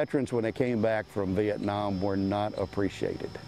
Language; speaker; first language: English; native; English